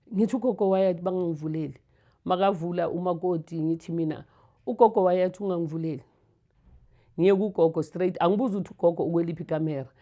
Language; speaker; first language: Zulu; native; Zulu